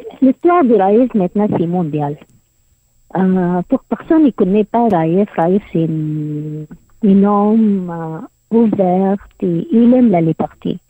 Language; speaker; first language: French; non-native, learner; Arabic